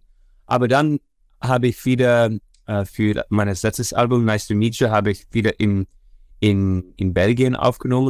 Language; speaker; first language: German; non-native, fluent; Dutch